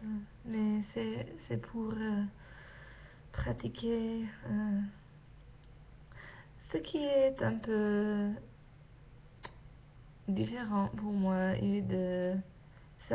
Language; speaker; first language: French; non-native, learner; English